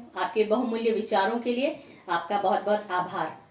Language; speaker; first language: Hindi; native; Hindi